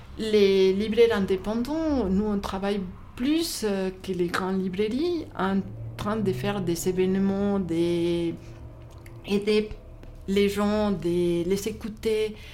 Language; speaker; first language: French; non-native, fluent; Spanish